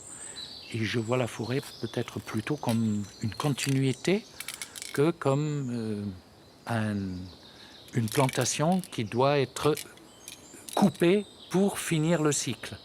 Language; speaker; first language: French; native; French